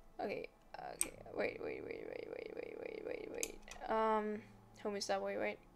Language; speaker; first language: English; non-native, fluent; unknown